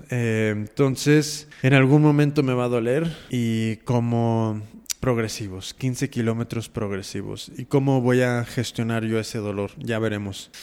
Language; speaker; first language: Spanish; native; Spanish